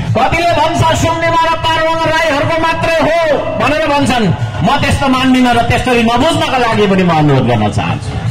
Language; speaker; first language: Nepali; non-native, local second language; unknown